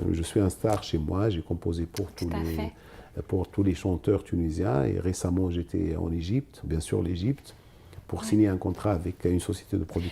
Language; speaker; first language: French; non-native, local second language; Arabic